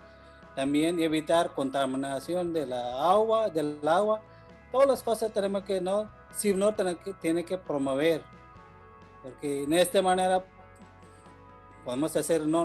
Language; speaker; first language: Spanish; non-native, fluent; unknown